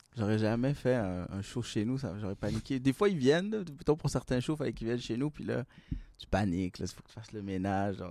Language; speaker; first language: French; native; French